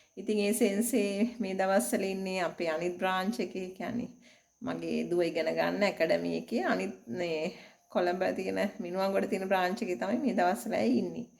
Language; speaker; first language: Sinhala; native; Sinhala